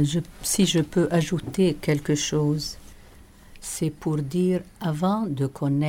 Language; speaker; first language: French; non-native, local second language; Arabic